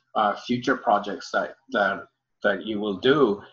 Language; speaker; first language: English; early bilingual, other home language; Spanish